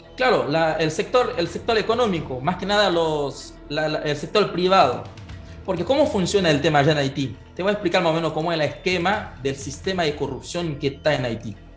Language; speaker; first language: Spanish; non-native, fluent; Haitian Creole